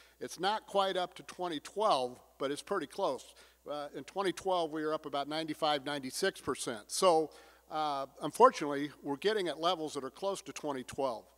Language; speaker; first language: English; native; English